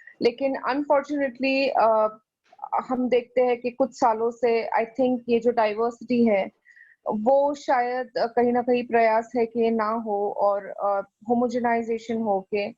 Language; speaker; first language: Hindi; native; Hindi